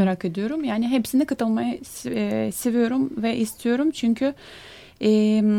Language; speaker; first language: Turkish; non-native, fluent; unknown